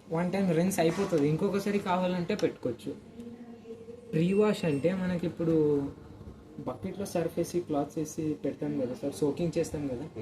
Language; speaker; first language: Telugu; non-native, local second language; Kannada